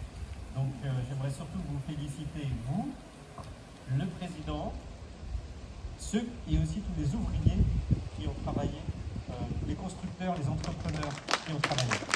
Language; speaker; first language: French; native; French